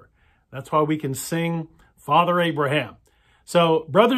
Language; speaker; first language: English; native; English